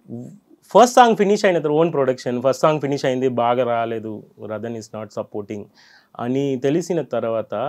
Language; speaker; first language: Telugu; non-native, fluent; Tamil